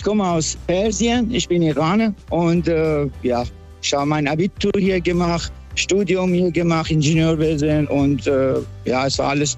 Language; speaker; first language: German; non-native, fluent; Persian